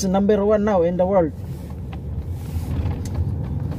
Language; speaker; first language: English; non-native, local second language; Filipino